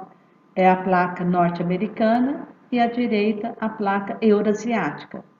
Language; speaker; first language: Portuguese; native; Portuguese